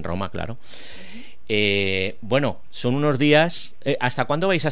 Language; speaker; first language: Spanish; native; Spanish